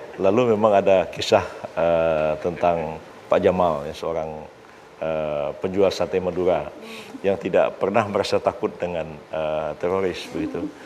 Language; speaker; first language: Indonesian; native; Indonesian